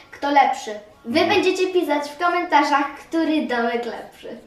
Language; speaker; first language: Polish; early bilingual, heritage; Polish